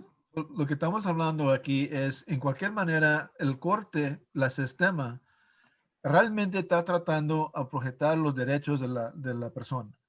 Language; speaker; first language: Spanish; early bilingual, heritage; English